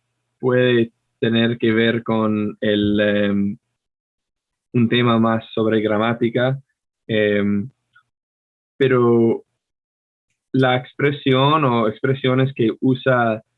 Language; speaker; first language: Spanish; non-native, fluent; English